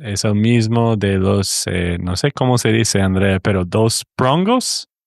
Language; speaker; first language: Spanish; non-native, fluent; English